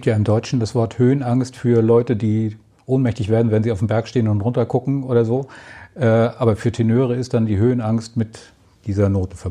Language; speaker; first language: German; native; German